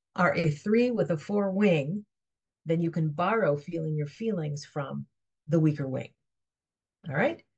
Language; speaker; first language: English; native; English